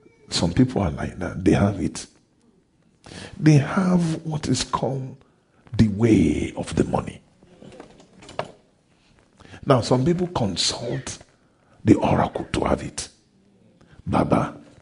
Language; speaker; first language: English; non-native, local second language; Yoruba